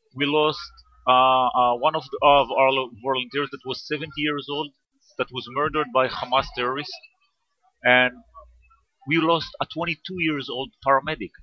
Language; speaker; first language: English; non-native, fluent; Hebrew